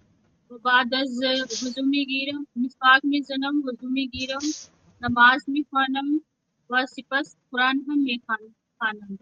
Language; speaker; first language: Persian; non-native, learner; Urdu